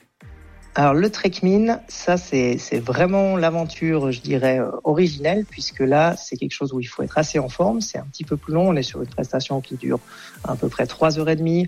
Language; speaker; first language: French; native; French